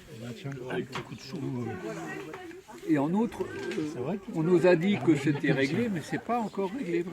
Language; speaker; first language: French; native; French